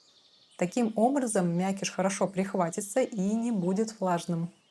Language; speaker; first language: Russian; native; Russian